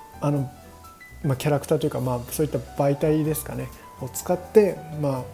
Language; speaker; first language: Japanese; native; Japanese